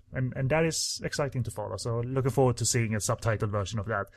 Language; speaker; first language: English; non-native, fluent; Swedish